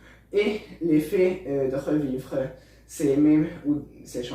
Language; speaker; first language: French; non-native, learner; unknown